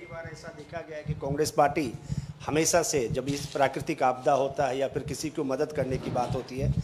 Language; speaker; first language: Hindi; non-native, local second language; Assamese